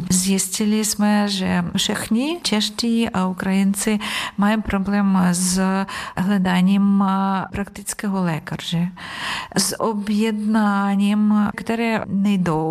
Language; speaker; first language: Czech; non-native, learner; Ukrainian